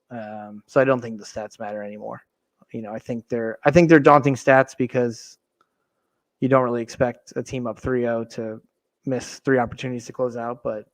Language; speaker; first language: English; native; English